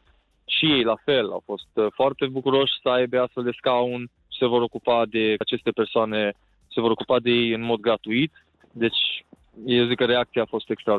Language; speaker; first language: Romanian; native; Romanian